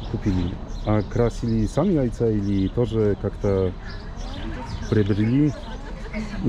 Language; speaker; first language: Russian; non-native, fluent; Polish